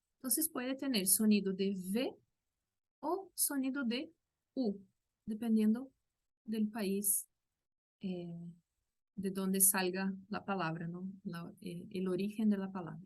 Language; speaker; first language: Spanish; non-native, local second language; Portuguese